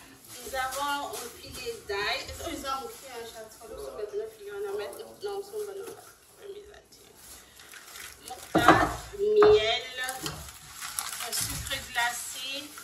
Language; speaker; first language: French; non-native, local second language; Lingala